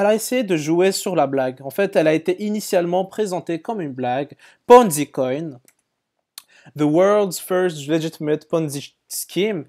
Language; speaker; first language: French; native; French